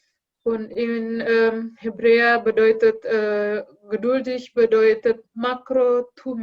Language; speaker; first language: German; non-native, learner; Indonesian